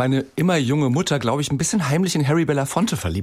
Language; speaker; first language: German; native; German